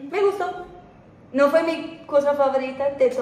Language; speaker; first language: Spanish; non-native, fluent; English